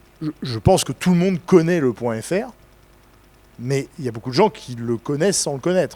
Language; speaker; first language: French; native; French